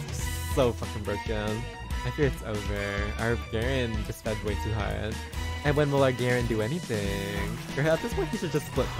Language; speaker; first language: English; native; English